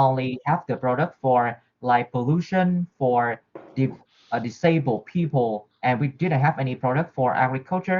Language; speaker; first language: English; non-native, learner; Vietnamese